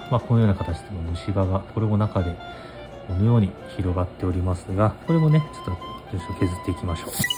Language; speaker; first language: Japanese; native; Japanese